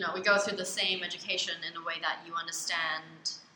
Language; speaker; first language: English; non-native, local second language; Cantonese